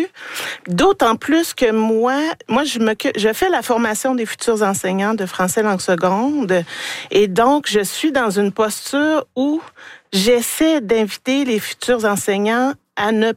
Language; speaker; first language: French; native; French